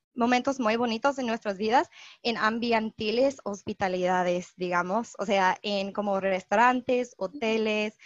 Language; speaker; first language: Spanish; non-native, fluent; English